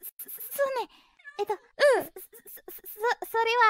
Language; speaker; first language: Japanese; non-native, learner; Indonesian